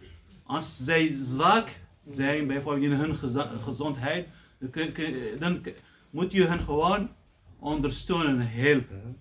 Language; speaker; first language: Dutch; non-native, fluent; Arabic